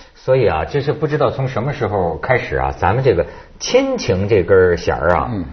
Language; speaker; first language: Chinese; native; Chinese